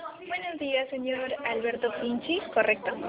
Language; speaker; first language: Spanish; native; Spanish